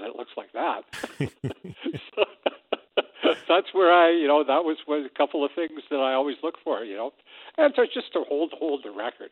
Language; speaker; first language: English; native; English